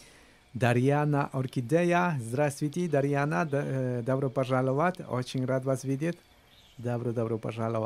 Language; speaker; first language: Russian; non-native, learner; Spanish